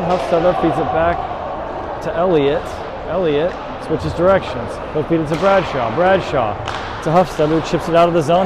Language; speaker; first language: English; native; English